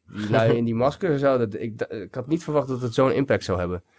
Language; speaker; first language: Dutch; early bilingual, other home language; Bulgarian